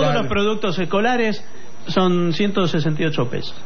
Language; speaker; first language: Spanish; native; Spanish